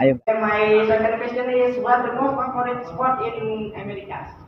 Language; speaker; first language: English; non-native, learner; Indonesian